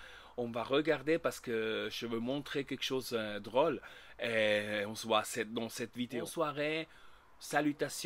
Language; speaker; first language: French; non-native, learner; Spanish